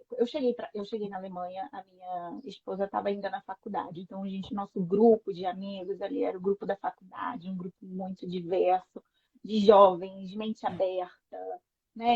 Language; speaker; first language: Portuguese; native; Portuguese